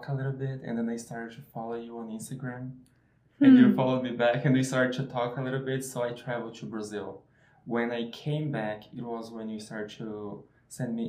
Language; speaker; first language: English; non-native, fluent; Portuguese